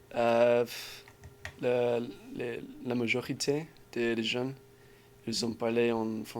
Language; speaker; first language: French; non-native, learner; English